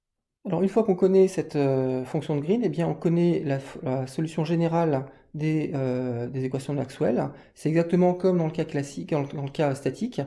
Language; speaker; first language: French; native; French